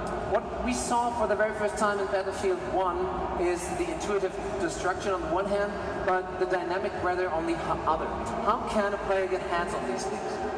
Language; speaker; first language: English; non-native, fluent; German